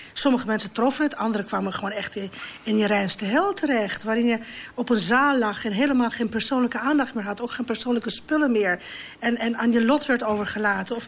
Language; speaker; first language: Dutch; non-native, fluent; Romanian